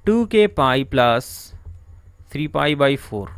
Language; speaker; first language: Hindi; non-native, local second language; Bangla